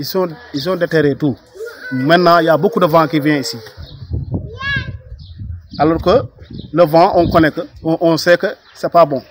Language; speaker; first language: French; non-native, learner; Wolof